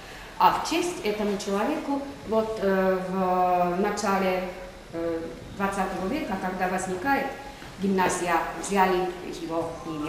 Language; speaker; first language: Russian; non-native, fluent; Slovak